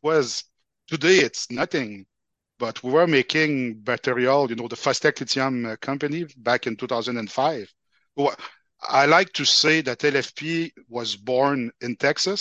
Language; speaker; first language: English; non-native, fluent; French